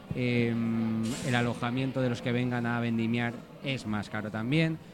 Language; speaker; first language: Spanish; native; Spanish